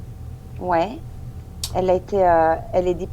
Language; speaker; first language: French; non-native, fluent; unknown